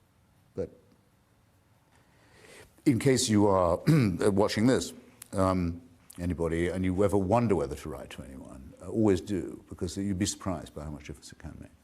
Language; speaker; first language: English; native; English